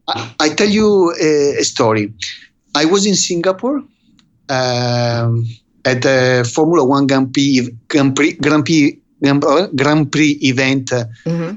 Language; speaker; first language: English; non-native, fluent; Italian